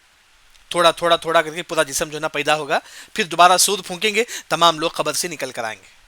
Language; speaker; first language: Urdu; non-native, local second language; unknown